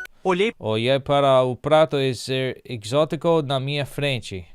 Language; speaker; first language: Portuguese; non-native, learner; English